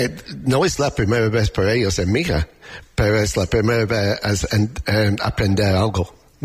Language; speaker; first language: Spanish; non-native, learner; English